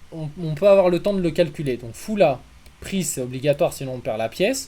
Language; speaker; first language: French; native; French